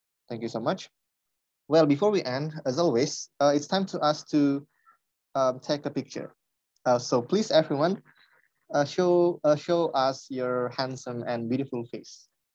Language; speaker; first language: English; non-native, fluent; Indonesian